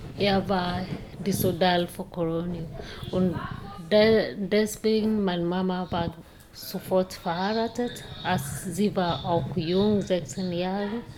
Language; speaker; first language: German; non-native, learner; Kikuyu